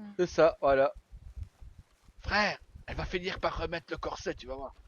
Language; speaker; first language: French; native; French